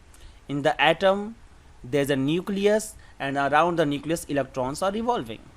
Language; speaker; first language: English; non-native, local second language; Hindi